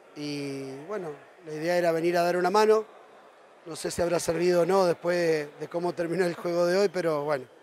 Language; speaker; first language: Spanish; native; Spanish